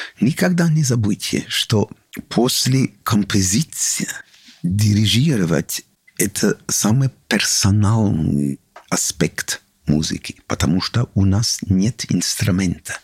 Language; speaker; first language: Russian; non-native, learner; English